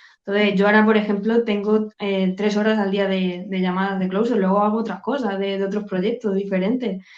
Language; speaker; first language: Spanish; native; Spanish